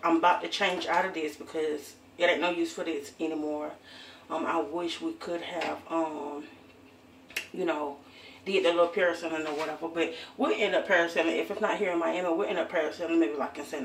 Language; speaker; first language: English; native; English